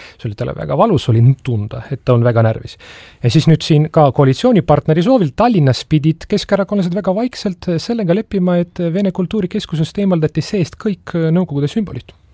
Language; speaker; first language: Estonian; non-native, local second language; Russian